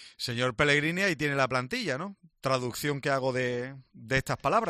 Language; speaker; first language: Spanish; native; Spanish